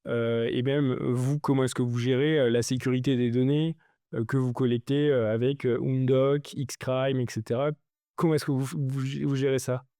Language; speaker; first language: French; native; French